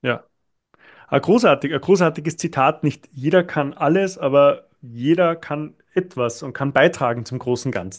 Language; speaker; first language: German; native; German